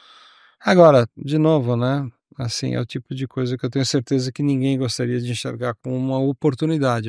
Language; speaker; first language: Portuguese; native; Portuguese